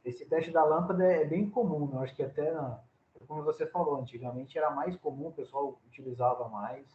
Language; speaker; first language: Portuguese; native; Portuguese